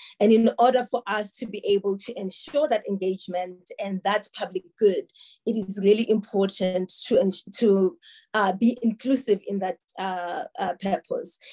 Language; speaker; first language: English; non-native, local second language; Tsonga